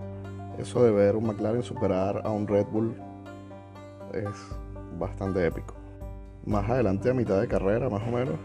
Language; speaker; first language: Spanish; native; Spanish